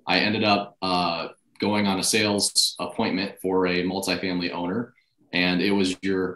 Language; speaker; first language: English; native; English